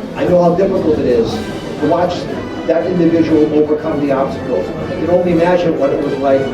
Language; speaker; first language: English; native; English